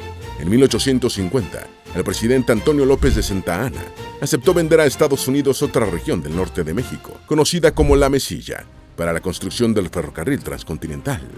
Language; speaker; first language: Spanish; native; Spanish